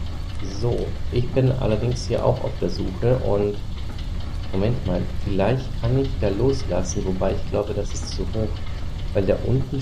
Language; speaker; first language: German; native; German